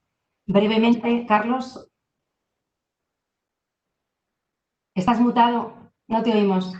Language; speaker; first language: Spanish; native; Spanish